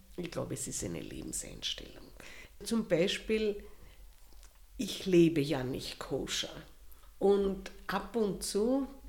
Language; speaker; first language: German; native; German